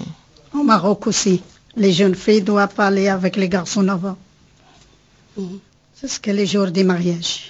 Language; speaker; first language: French; non-native, learner; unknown